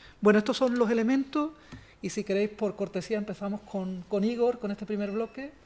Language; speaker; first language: Spanish; native; Spanish